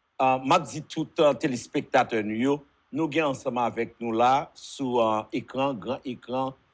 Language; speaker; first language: Haitian Creole; native; Haitian Creole